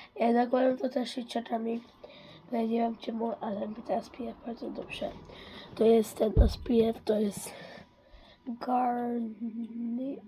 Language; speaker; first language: Polish; early bilingual, heritage; Dutch